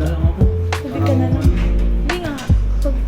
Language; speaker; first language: Filipino; native; Filipino